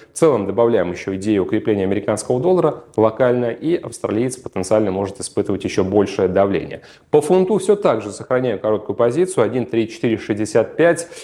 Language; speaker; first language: Russian; native; Russian